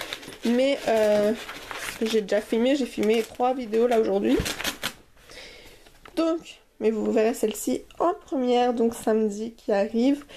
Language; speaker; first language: French; native; French